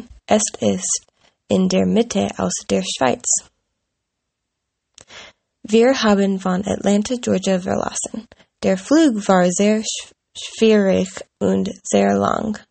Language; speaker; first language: German; non-native, learner; English